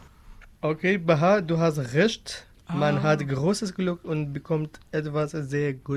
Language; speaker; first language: German; non-native, learner; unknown